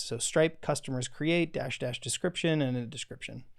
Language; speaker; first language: English; native; English